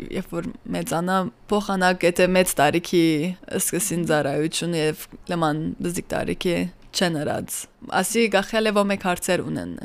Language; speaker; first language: Armenian; early bilingual, heritage; Armenian